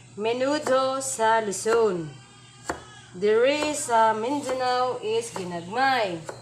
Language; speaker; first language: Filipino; non-native, local second language; Cebuano